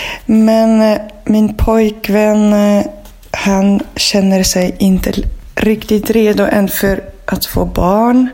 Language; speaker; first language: Swedish; non-native, fluent; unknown